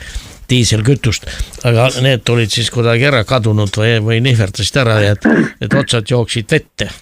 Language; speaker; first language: Estonian; native; Estonian